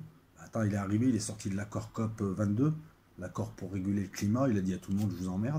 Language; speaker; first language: French; native; French